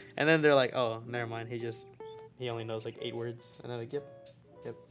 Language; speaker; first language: English; early bilingual, other home language; Spanish